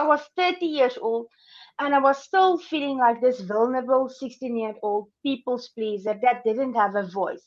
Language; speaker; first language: English; non-native, local second language; Afrikaans